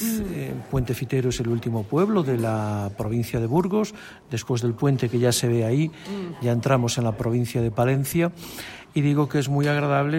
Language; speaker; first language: Spanish; native; Spanish